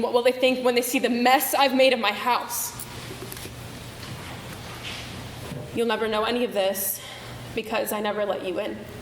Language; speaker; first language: English; native; English